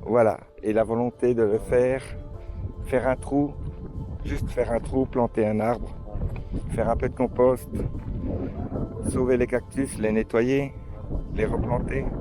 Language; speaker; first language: French; native; French